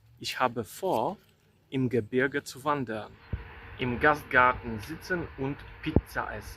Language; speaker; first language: German; non-native, fluent; Polish